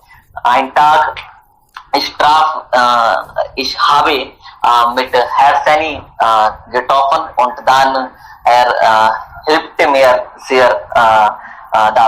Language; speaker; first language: German; non-native, learner; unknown